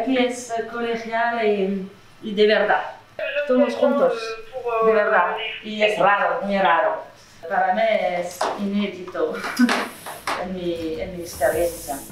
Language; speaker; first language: Spanish; non-native, learner; French